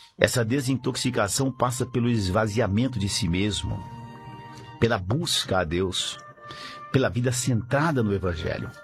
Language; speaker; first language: Portuguese; native; Portuguese